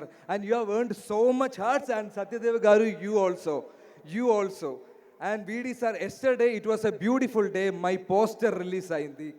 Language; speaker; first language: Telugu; non-native, learner; Malayalam